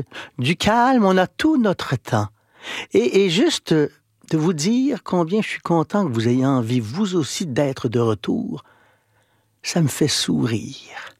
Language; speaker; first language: French; native; French